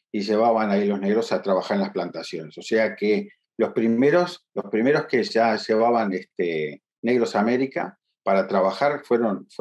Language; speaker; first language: Spanish; native; Spanish